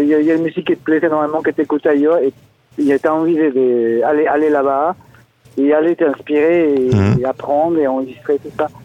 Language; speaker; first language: French; non-native, fluent; Spanish